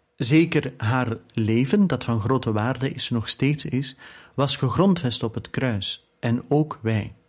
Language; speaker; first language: Dutch; native; Dutch